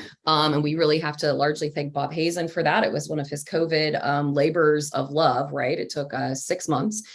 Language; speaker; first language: English; native; English